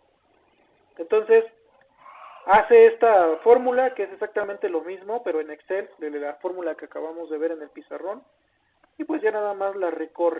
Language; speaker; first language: Spanish; native; Spanish